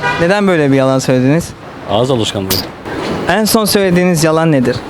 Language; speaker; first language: Turkish; native; Turkish